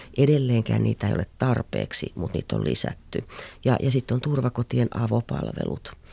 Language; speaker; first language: Finnish; native; Finnish